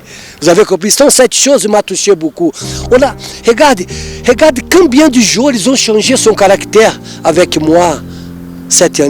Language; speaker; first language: French; non-native, fluent; Portuguese